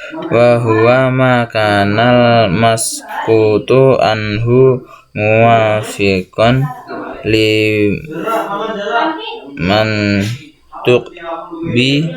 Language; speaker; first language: Arabic; non-native, learner; Indonesian